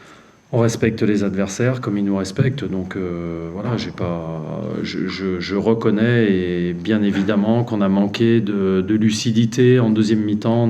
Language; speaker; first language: French; native; French